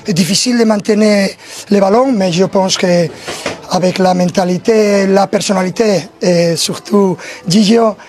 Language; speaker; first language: French; non-native, learner; Spanish